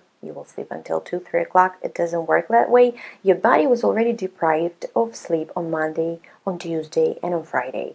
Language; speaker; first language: English; non-native, fluent; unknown